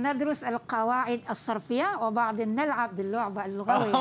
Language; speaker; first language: Arabic; non-native, fluent; Malay